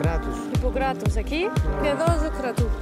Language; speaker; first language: Greek; non-native, fluent; German